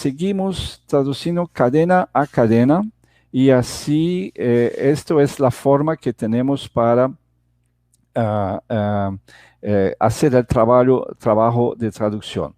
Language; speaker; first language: Spanish; non-native, fluent; Portuguese